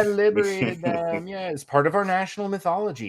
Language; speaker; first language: English; native; English